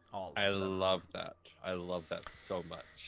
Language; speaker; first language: English; native; English